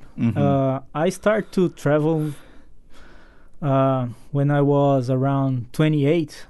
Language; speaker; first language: English; non-native, fluent; Portuguese